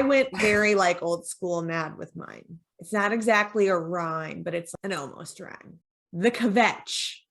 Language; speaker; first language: English; native; English